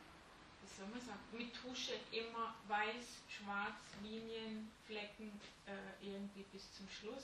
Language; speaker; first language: German; native; German